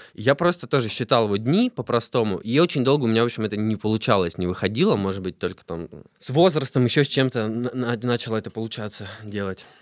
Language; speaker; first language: Russian; native; Russian